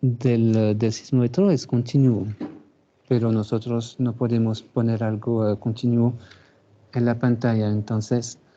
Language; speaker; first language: Spanish; non-native, fluent; French